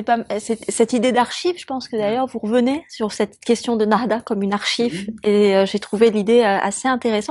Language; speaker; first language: French; native; French